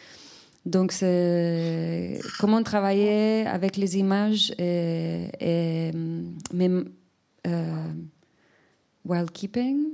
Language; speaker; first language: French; non-native, fluent; Spanish